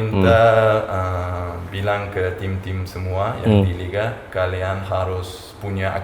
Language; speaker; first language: Indonesian; non-native, fluent; Uzbek